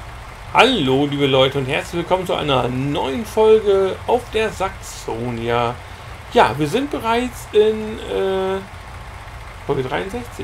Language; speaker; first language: German; native; German